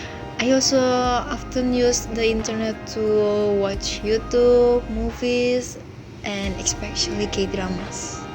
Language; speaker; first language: English; non-native, learner; Indonesian